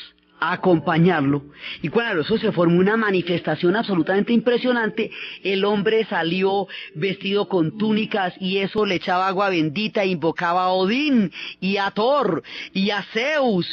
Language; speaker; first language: Spanish; native; Spanish